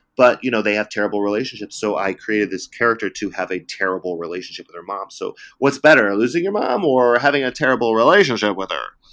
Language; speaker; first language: English; early bilingual, other home language; Italian